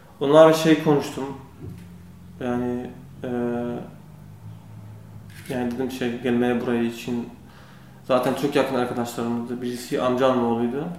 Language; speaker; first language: Turkish; non-native, learner; Kurdish